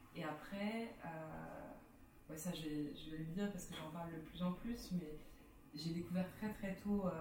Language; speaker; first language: French; native; French